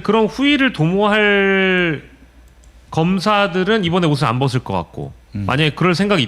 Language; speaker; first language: Korean; native; Korean